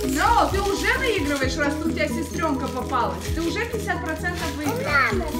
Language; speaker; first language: Russian; native; Russian